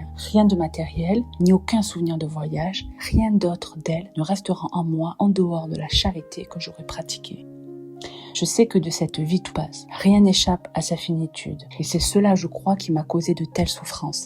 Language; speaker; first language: French; native; French